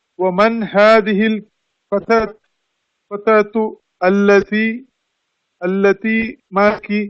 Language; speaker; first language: Arabic; non-native, learner; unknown